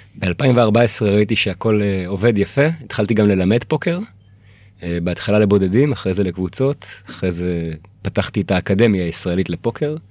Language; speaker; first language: Hebrew; early bilingual, other home language; Russian